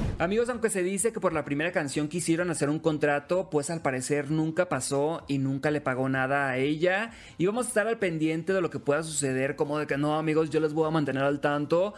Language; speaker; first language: Spanish; native; Spanish